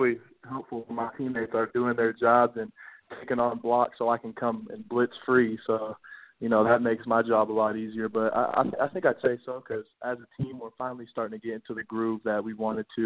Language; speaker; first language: English; native; English